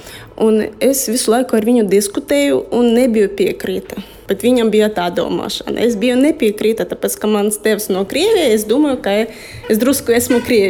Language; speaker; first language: Latvian; non-native, learner; Russian